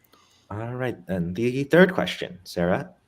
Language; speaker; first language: English; native; English